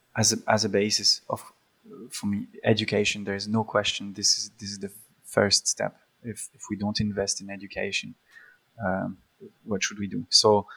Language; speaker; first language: English; early bilingual, other home language; Polish